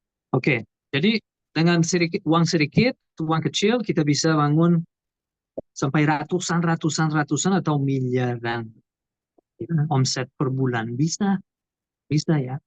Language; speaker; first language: Indonesian; non-native, learner; Portuguese